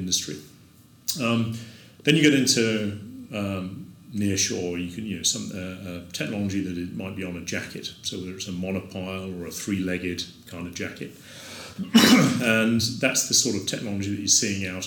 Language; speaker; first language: English; native; English